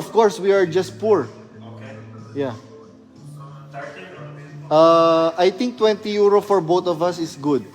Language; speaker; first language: English; non-native, learner; Filipino